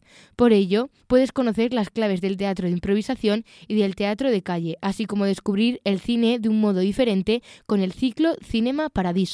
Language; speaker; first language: Spanish; native; Spanish